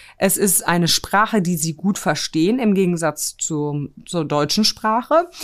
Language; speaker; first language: German; early bilingual, other home language; Polish